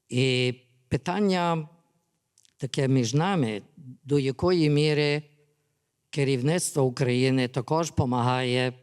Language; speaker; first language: Ukrainian; early bilingual, heritage; English